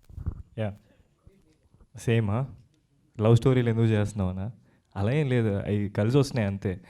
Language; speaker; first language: Telugu; native; Telugu